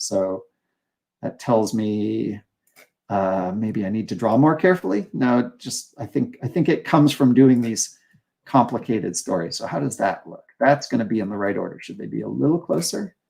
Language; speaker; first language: English; native; English